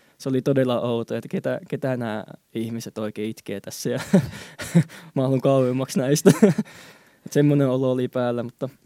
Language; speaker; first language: Finnish; early bilingual, other home language; Chinese